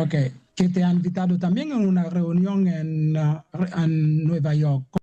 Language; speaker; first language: Spanish; non-native, fluent; Haitian Creole